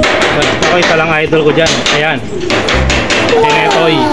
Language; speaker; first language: Filipino; native; Filipino